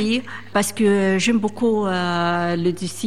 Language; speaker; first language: French; non-native, learner; Arabic